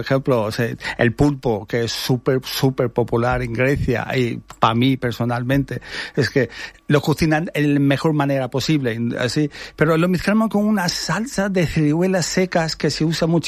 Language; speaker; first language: Spanish; non-native, fluent; Albanian